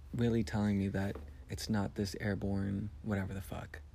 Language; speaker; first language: English; early bilingual, other home language; Spanish